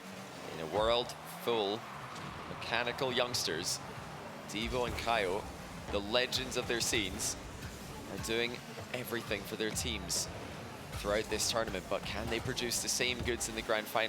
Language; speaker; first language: English; native; English